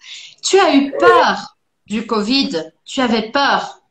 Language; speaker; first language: French; non-native, fluent; Portuguese